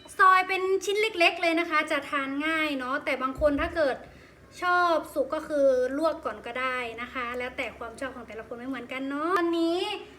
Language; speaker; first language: Thai; native; Thai